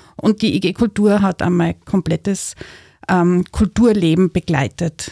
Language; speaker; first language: German; native; German